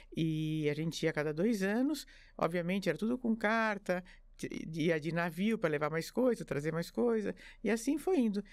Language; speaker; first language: Portuguese; early bilingual, other home language; French